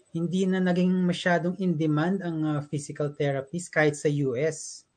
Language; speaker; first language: Filipino; native; Filipino